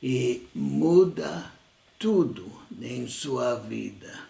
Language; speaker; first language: Portuguese; non-native, fluent; English